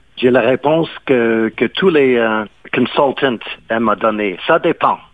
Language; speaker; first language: French; non-native, fluent; English